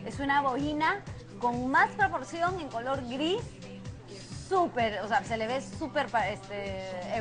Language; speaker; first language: Spanish; native; Spanish